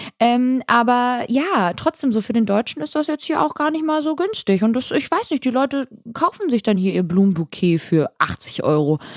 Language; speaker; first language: German; early bilingual, other home language; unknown